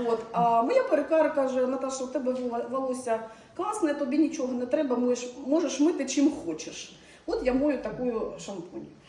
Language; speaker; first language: Ukrainian; non-native, local second language; Russian